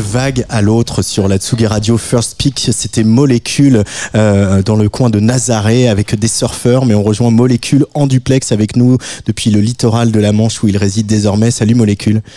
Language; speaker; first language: French; native; French